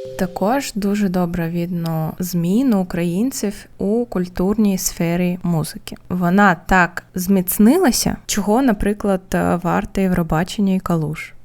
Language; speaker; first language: Ukrainian; non-native, local second language; Russian